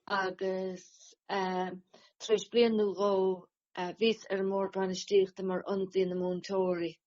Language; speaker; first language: Irish; native; Irish